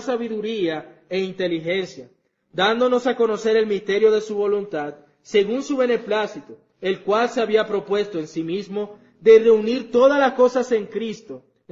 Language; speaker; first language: Spanish; native; Spanish